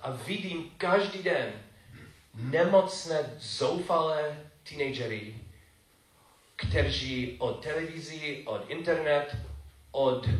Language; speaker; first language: Czech; non-native, fluent; English